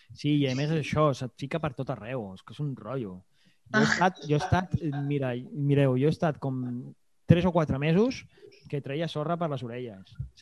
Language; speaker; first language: Catalan; native; Catalan